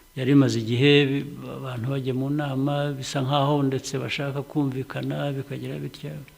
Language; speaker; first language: Kinyarwanda; early bilingual, heritage; Kinyarwanda